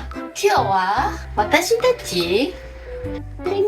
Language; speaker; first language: Japanese; non-native, learner; Cantonese